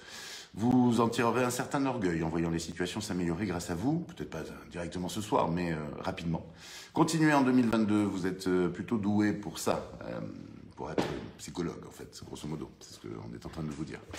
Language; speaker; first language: French; native; French